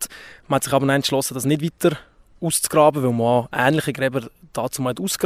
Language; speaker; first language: German; native; German